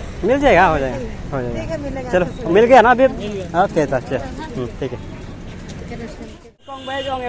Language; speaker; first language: Hindi; non-native, local second language; Khasi